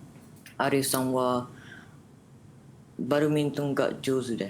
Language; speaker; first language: Japanese; non-native, learner; Malay